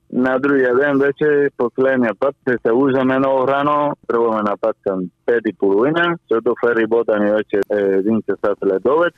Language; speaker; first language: Bulgarian; non-native, fluent; Spanish